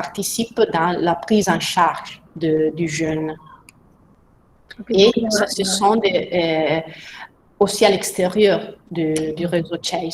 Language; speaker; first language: French; non-native, learner; Italian